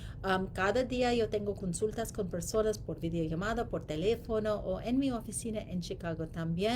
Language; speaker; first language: Spanish; non-native, learner; English